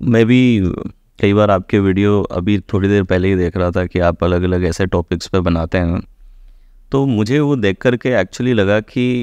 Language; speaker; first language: Hindi; native; Hindi